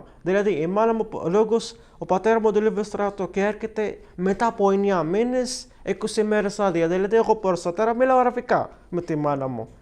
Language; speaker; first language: Greek; non-native, learner; Arabic